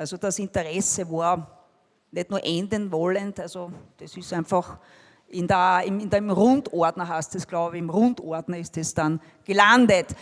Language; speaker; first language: German; native; German